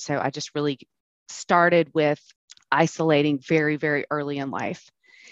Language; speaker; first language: English; native; English